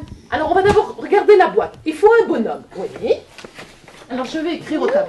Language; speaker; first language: French; native; French